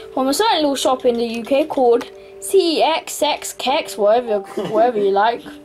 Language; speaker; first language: English; native; English